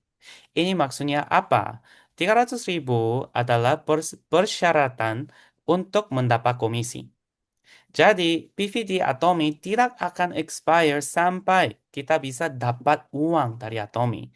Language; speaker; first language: Indonesian; non-native, fluent; Korean